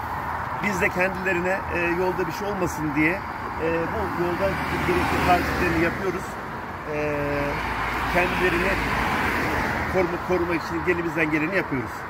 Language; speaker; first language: Turkish; native; Turkish